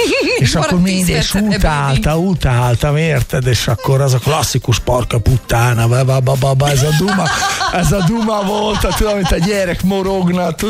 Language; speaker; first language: Hungarian; non-native, fluent; Italian